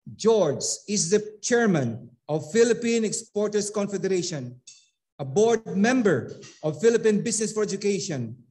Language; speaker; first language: English; non-native, local second language; Filipino